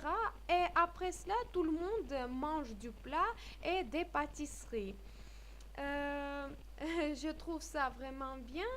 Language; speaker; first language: French; non-native, fluent; Armenian